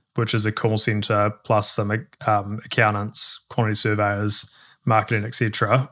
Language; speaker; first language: English; native; English